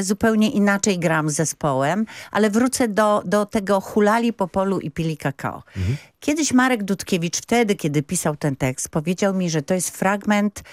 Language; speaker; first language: Polish; native; Polish